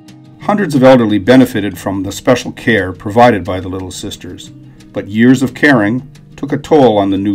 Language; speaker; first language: English; native; English